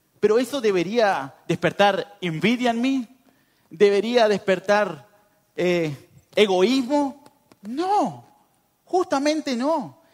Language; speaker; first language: Spanish; native; Spanish